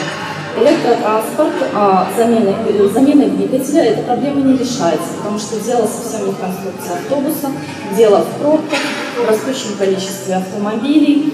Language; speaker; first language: Russian; native; Russian